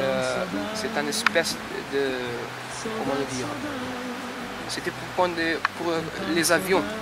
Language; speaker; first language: French; non-native, fluent; Kabuverdianu